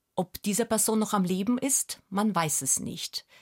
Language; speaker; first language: German; non-native, fluent; Russian